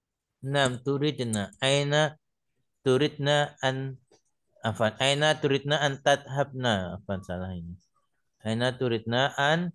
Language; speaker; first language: Arabic; non-native, fluent; Indonesian